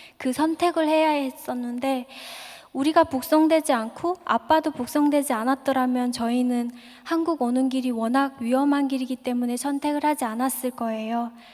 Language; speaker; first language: Korean; native; Korean